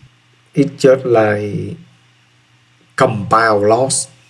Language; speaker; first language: English; non-native, learner; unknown